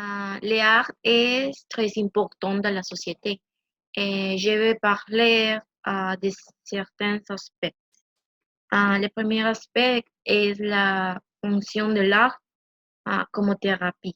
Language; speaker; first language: French; non-native, learner; Spanish